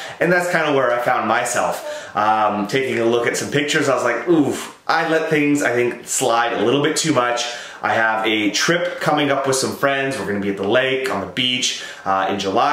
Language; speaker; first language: English; native; English